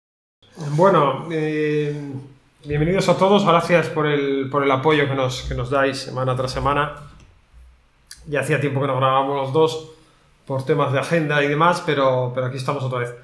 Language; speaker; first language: Spanish; native; Spanish